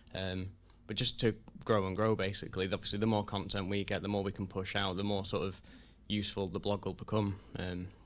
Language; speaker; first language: English; native; English